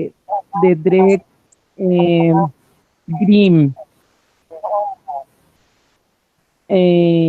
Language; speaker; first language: English; non-native, learner; Spanish